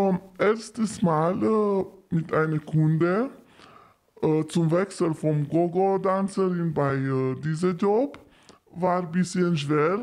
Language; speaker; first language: German; non-native, learner; Romanian